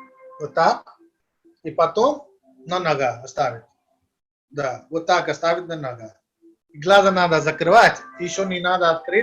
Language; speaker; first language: Russian; non-native, learner; Hindi